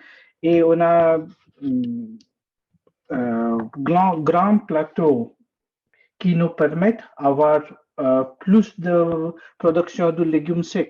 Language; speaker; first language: French; non-native, learner; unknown